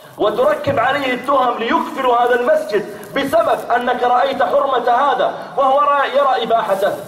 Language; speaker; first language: Arabic; native; Arabic